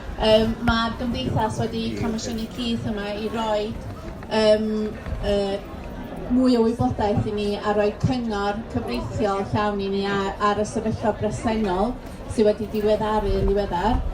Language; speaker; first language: Welsh; native; Welsh